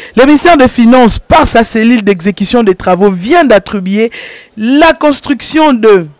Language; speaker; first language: French; non-native, local second language; Lingala